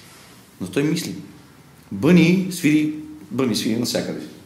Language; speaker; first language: Bulgarian; native; Bulgarian